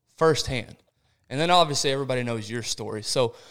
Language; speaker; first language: English; early bilingual, other home language; Portuguese